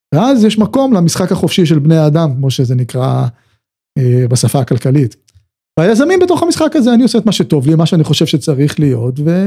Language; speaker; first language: Hebrew; native; Hebrew